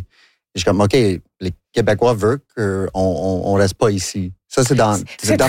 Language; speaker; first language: French; non-native, local second language; English